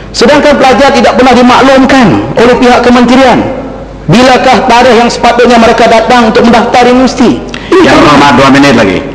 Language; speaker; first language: Malay; native; Malay